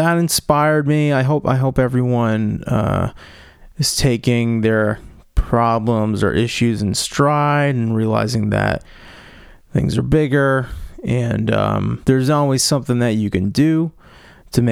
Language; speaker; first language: English; native; English